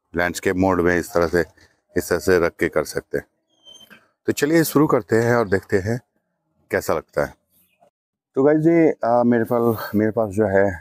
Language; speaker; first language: Hindi; non-native, local second language; Bangla